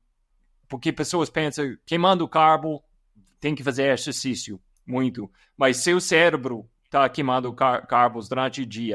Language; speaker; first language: Portuguese; non-native, fluent; English